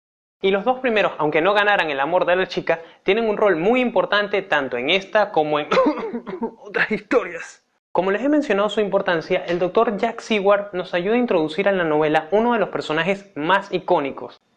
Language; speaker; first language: Spanish; native; Spanish